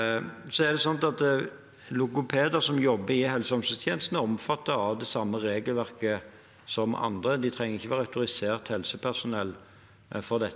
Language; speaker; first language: Norwegian; native; Norwegian